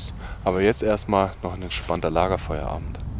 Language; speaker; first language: German; native; German